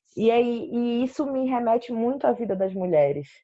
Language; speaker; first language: Portuguese; native; Portuguese